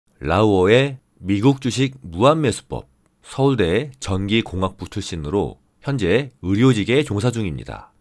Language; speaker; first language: Korean; native; Korean